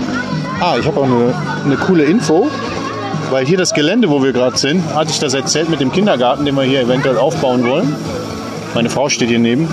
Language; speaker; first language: German; native; German